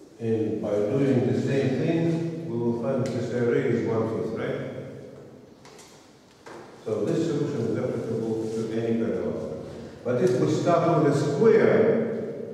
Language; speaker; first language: English; non-native, fluent; Russian